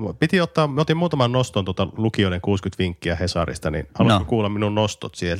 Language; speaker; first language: Finnish; native; Finnish